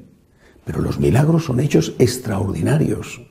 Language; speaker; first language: Spanish; native; Spanish